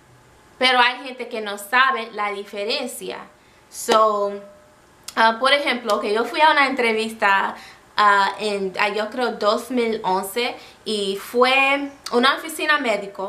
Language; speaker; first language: Spanish; non-native, fluent; English